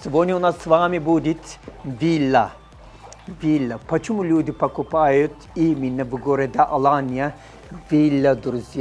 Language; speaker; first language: Russian; non-native, learner; Turkish